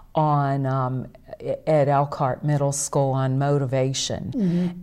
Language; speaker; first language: English; native; English